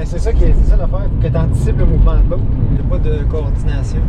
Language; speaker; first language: French; native; French